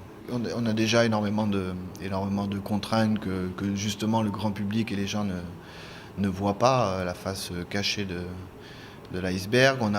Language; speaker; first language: French; native; French